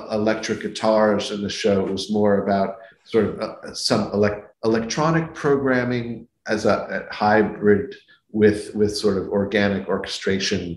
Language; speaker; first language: English; native; English